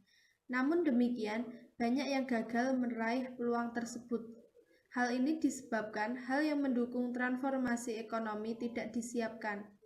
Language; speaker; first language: Indonesian; native; Indonesian